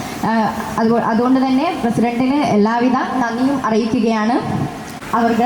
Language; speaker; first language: Malayalam; native; Malayalam